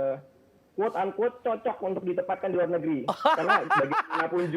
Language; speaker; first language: Indonesian; native; Indonesian